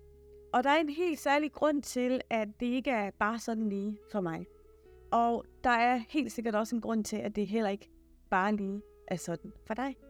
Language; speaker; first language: Danish; native; Danish